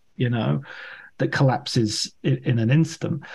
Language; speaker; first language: English; native; English